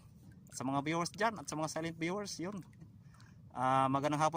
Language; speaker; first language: Filipino; native; Filipino